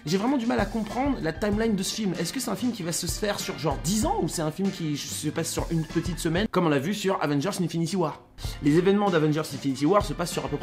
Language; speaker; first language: French; native; French